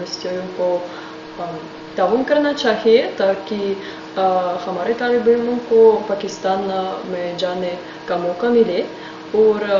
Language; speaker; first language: Hindi; non-native, fluent; Russian